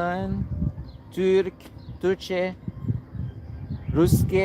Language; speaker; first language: Turkish; non-native, learner; Azerbaijani